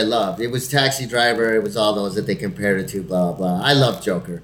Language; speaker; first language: English; non-native, fluent; Spanish